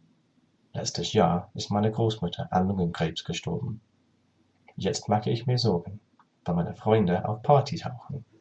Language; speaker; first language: German; non-native, learner; English